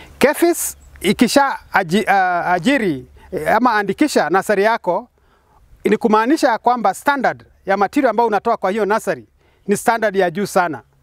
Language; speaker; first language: Swahili; non-native, local second language; Kikuyu